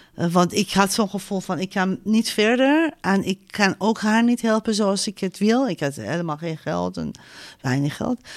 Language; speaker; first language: Dutch; non-native, fluent; Persian